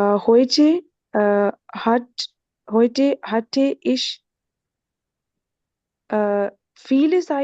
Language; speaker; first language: German; non-native, learner; Urdu